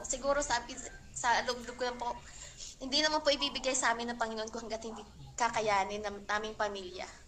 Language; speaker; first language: Filipino; non-native, local second language; Cebuano